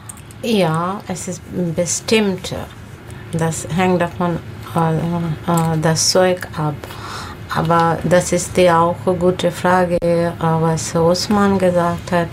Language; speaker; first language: German; non-native, learner; Bangla